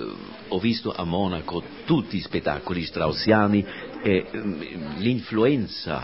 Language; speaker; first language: Italian; non-native, fluent; German